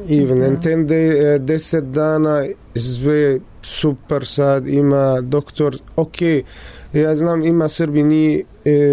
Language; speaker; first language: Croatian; non-native, learner; Arabic